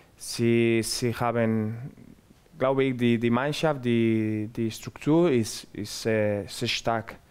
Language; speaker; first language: German; non-native, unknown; Spanish